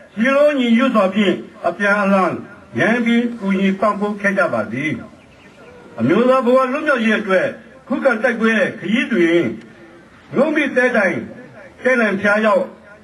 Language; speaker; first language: Burmese; non-native, local second language; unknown